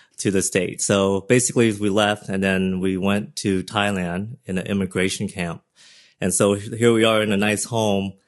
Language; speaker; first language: English; early bilingual, other home language; Vietnamese